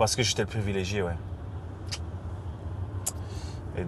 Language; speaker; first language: French; native; French